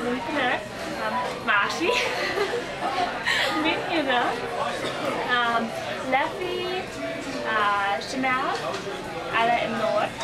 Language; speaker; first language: Arabic; non-native, learner; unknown